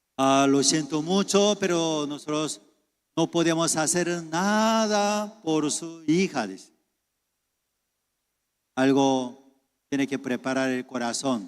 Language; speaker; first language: Spanish; non-native, fluent; Korean